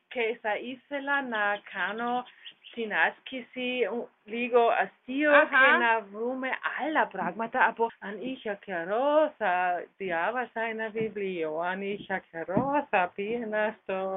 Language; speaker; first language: Greek; non-native, learner; German